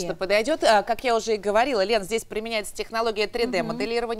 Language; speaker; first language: Russian; native; Russian